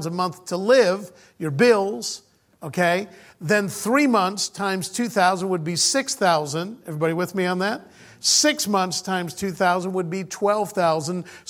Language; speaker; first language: English; native; English